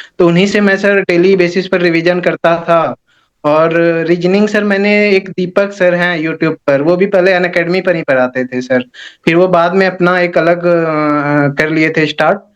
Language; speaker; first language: Hindi; native; Hindi